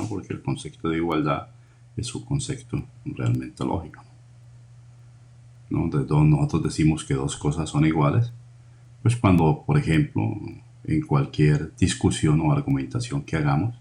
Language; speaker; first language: Spanish; native; Spanish